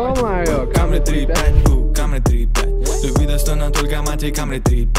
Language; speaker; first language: Russian; non-native, fluent; Uzbek